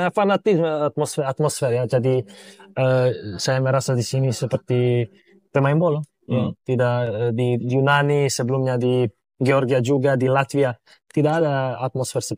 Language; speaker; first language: Indonesian; non-native, fluent; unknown